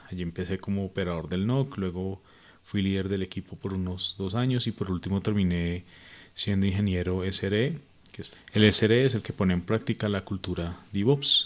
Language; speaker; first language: Spanish; native; Spanish